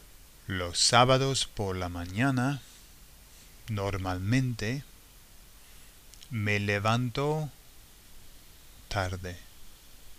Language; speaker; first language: Spanish; non-native, fluent; English